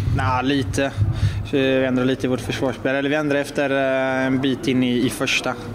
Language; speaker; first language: Swedish; native; Swedish